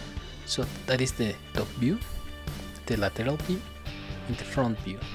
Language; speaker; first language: English; non-native, fluent; Spanish